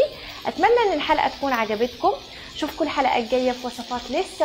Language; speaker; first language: Arabic; native; Arabic